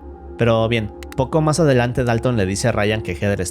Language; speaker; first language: Spanish; native; Spanish